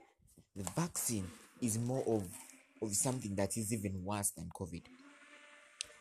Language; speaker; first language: English; non-native, local second language; Ganda